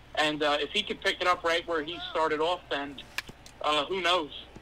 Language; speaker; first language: English; native; English